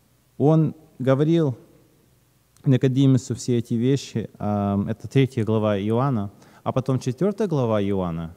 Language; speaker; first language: Russian; early bilingual, heritage; Russian